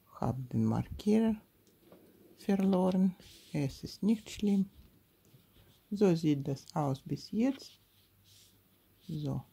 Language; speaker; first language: German; non-native, learner; Russian